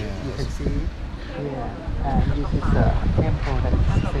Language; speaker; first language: English; non-native, learner; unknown